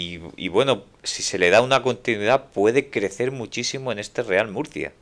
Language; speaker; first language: Spanish; native; Spanish